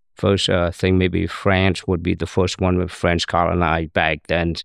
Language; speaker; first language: English; non-native, learner; Khmer